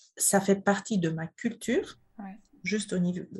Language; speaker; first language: French; non-native, fluent; Polish